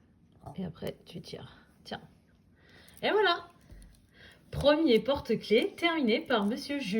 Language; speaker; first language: French; native; French